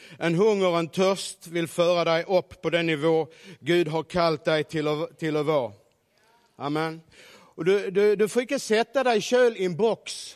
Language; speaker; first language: Norwegian; non-native, fluent; Swedish